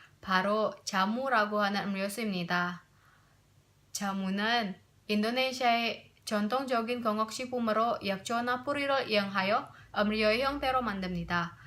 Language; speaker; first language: Korean; non-native, learner; Indonesian